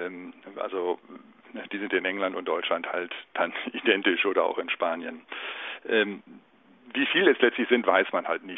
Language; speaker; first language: German; native; German